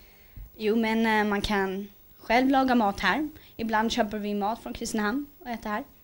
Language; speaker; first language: Swedish; early bilingual, heritage; Swedish